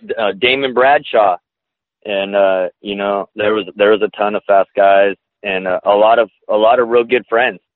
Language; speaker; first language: English; native; English